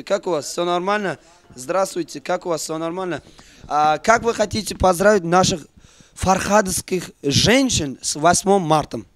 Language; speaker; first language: Russian; non-native, local second language; Uzbek